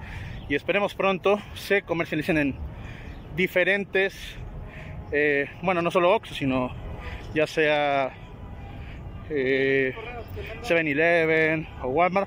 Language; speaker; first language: Spanish; native; Spanish